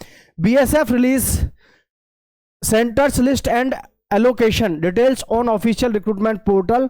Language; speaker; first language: Hindi; native; Hindi